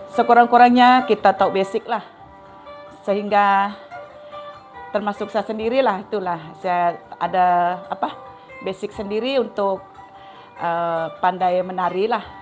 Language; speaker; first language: Malay; non-native, local second language; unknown